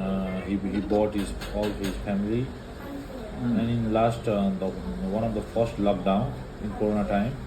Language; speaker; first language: English; non-native, fluent; Nepali